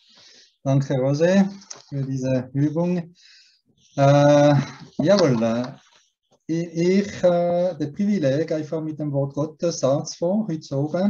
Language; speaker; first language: German; early bilingual, heritage; German